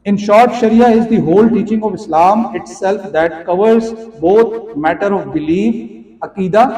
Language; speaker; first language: English; non-native, local second language; Urdu